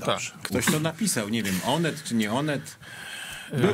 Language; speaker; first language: Polish; native; Polish